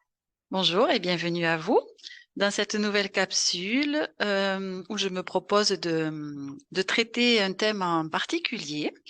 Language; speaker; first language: French; native; French